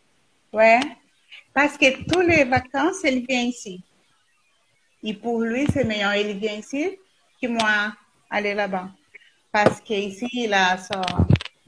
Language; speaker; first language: French; non-native, learner; Portuguese